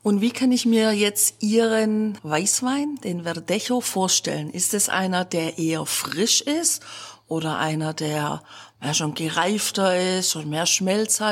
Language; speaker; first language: German; native; German